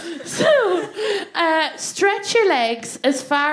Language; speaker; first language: English; native; English